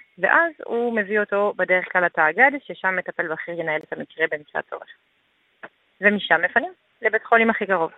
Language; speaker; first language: Hebrew; non-native, fluent; French